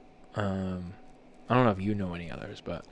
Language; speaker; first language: English; native; English